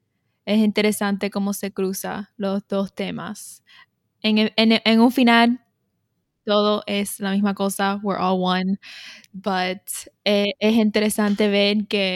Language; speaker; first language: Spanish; early bilingual, heritage; Spanish